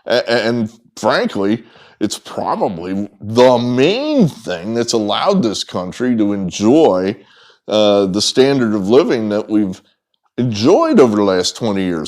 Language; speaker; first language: English; native; English